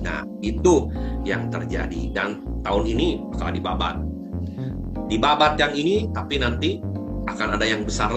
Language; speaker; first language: Indonesian; native; Indonesian